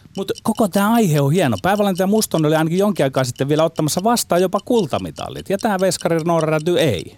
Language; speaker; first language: Finnish; native; Finnish